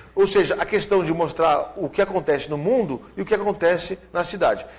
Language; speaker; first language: Portuguese; native; Portuguese